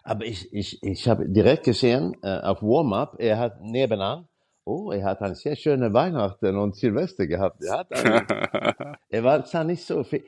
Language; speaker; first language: German; non-native, learner; Swedish